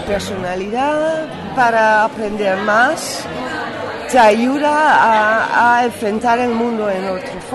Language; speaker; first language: Spanish; non-native, fluent; Dutch